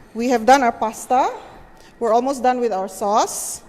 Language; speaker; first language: English; non-native, local second language; Malay